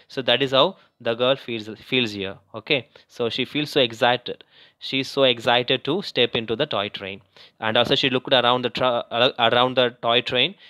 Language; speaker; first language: English; non-native, local second language; Tamil